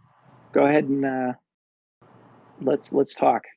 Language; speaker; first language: English; native; English